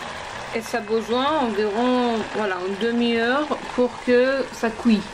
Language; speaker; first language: French; non-native, fluent; Persian